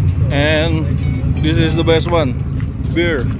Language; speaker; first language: English; non-native, learner; Indonesian